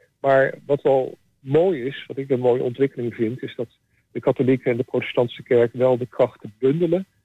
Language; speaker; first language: Dutch; native; Dutch